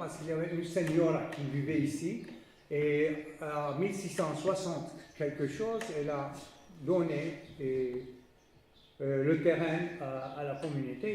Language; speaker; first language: French; non-native, fluent; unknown